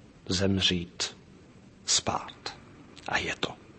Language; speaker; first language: Czech; native; Czech